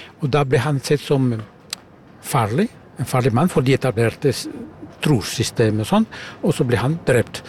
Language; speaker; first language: Norwegian; non-native, fluent; German